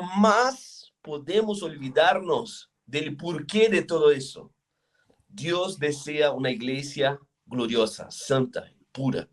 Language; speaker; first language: Spanish; non-native, fluent; Portuguese